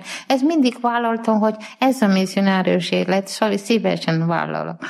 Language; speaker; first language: Hungarian; non-native, learner; Malayalam